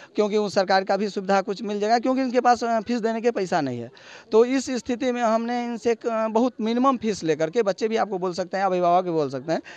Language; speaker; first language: Hindi; non-native, local second language; Maithili